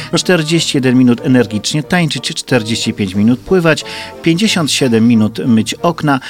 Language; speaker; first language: Polish; native; Polish